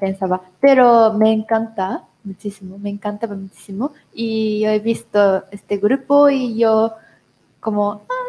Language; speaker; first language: Spanish; non-native, learner; Japanese